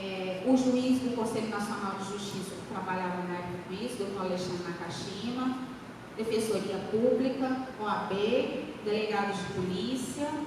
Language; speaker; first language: Portuguese; native; Portuguese